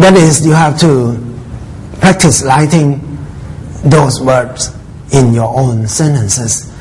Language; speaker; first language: English; non-native, fluent; Thai